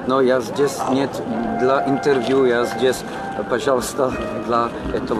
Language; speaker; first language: Russian; non-native, learner; Czech